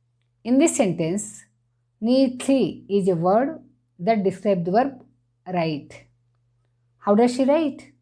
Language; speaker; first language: English; non-native, fluent; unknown